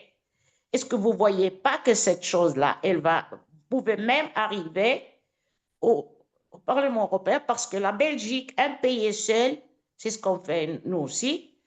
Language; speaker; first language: French; non-native, fluent; Italian